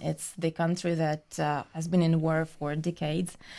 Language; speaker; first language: English; non-native, fluent; Ukrainian